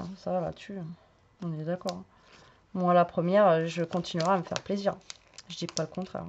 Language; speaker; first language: French; native; French